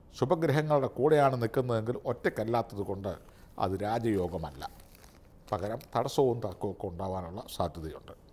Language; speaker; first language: Malayalam; native; Malayalam